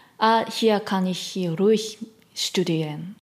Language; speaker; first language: German; non-native, learner; Japanese